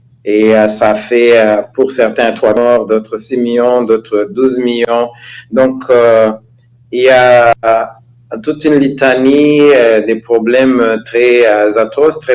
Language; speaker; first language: French; non-native, local second language; Kinyarwanda